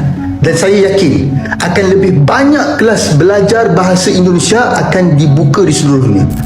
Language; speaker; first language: Malay; native; Malay